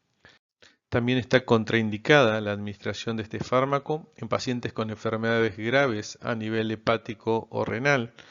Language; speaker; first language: Spanish; native; Spanish